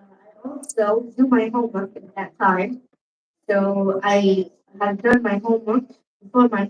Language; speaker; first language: English; non-native, learner; Arabic